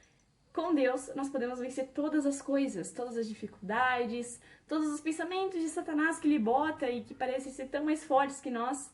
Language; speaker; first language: Portuguese; native; Portuguese